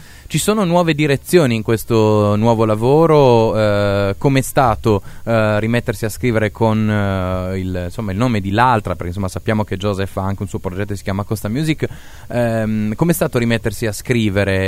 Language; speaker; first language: Italian; native; Italian